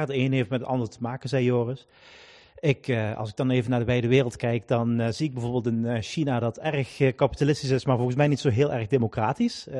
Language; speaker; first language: Dutch; native; Dutch